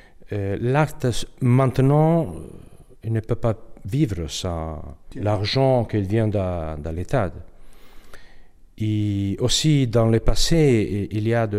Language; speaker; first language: French; non-native, learner; Italian